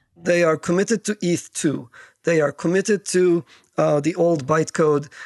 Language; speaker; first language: English; non-native, fluent; Turkish